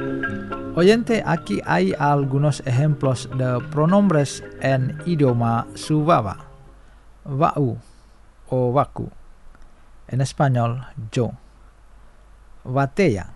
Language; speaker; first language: Spanish; non-native, fluent; Indonesian